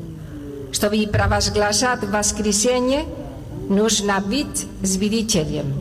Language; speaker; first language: Russian; non-native, learner; Spanish